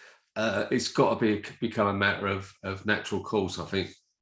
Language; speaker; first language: English; native; English